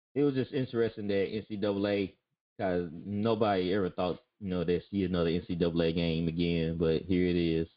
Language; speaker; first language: English; native; English